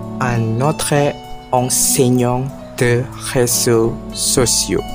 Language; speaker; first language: French; non-native, learner; Indonesian